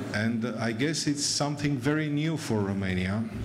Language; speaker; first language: English; non-native, fluent; Romanian